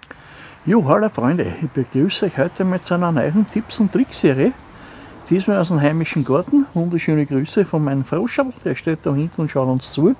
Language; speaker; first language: German; native; German